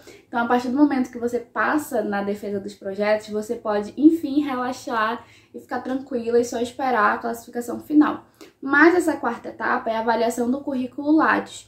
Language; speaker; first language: Portuguese; native; Portuguese